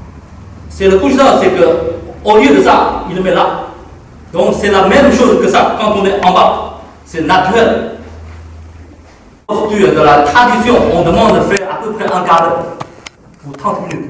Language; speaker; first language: French; non-native, fluent; Chinese